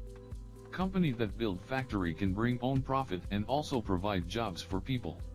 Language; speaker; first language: English; non-native, learner; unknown